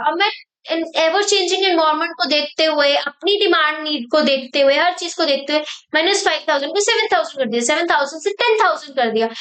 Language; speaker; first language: Hindi; native; Hindi